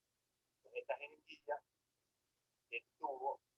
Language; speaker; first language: Spanish; native; Spanish